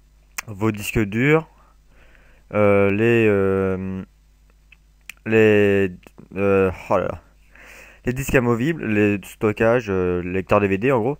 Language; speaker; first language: French; native; French